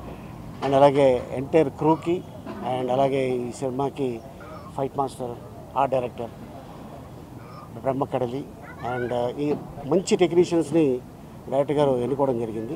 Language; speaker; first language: Telugu; native; Telugu